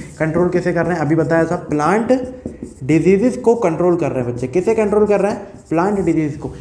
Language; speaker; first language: Hindi; native; Hindi